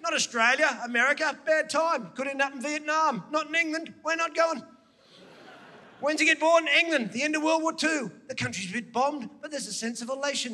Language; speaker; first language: English; native; English